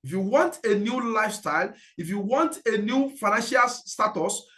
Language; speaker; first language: English; non-native, local second language; Yoruba